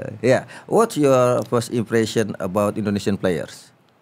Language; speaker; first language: English; non-native, learner; Indonesian